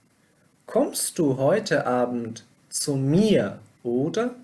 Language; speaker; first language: German; non-native, learner; Pashto